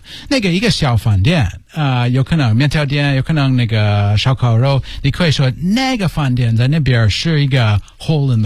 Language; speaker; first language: Chinese; non-native, learner; English